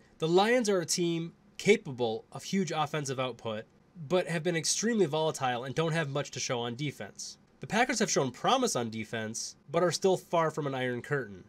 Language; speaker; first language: English; native; English